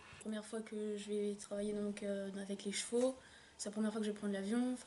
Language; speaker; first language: French; native; French